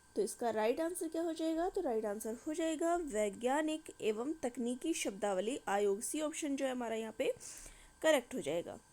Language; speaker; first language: Hindi; native; Hindi